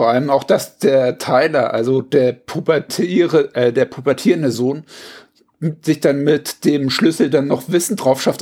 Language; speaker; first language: German; native; German